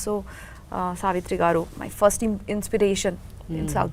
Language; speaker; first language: Telugu; non-native, learner; Bangla